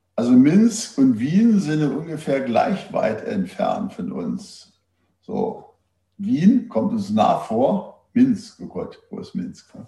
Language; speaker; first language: German; native; German